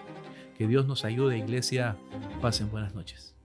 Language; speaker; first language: Spanish; native; Spanish